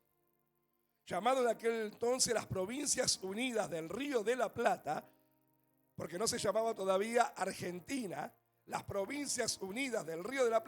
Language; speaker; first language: Spanish; native; Spanish